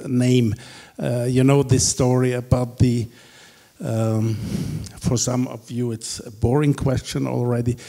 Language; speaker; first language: English; non-native, fluent; German